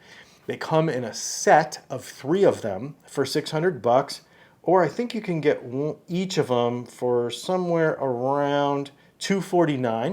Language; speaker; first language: English; native; English